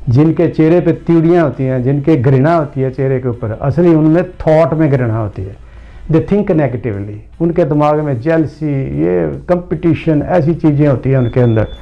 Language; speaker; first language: Hindi; non-native, local second language; Punjabi